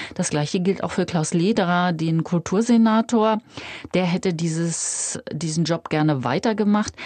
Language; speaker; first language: German; native; German